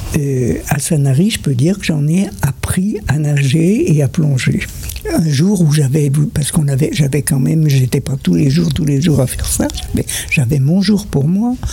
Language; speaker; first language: French; native; French